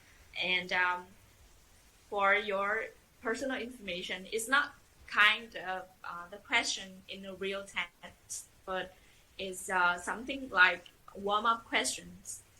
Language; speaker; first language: English; non-native, fluent; Vietnamese